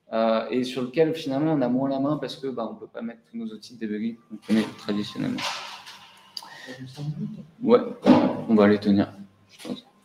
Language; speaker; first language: French; native; French